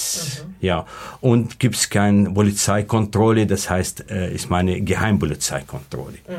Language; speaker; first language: German; non-native, learner; Arabic